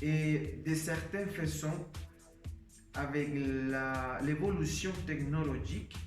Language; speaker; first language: French; non-native, learner; Spanish